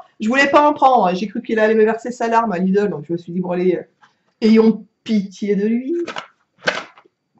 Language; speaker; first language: French; native; French